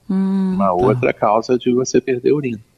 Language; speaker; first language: Portuguese; native; Portuguese